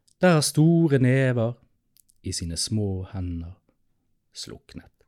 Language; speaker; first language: Norwegian; native; Norwegian